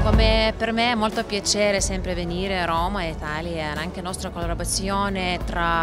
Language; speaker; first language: Italian; non-native, learner; Lithuanian